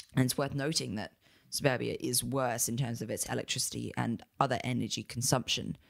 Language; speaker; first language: English; native; English